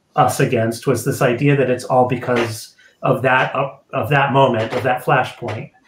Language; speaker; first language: English; native; English